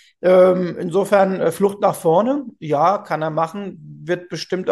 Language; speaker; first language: German; native; German